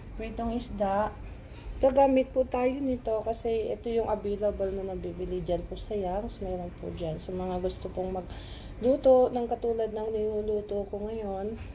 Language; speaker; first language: Filipino; non-native, local second language; Iloko